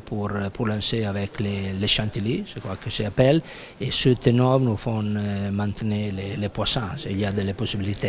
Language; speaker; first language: French; non-native, fluent; Italian